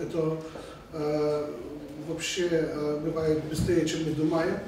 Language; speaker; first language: Russian; non-native, fluent; Polish